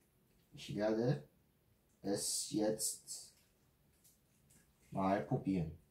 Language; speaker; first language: German; non-native, learner; Korean